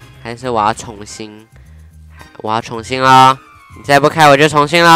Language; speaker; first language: Chinese; native; Chinese